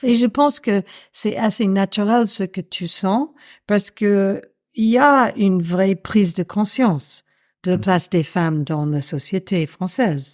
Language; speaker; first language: French; non-native, fluent; English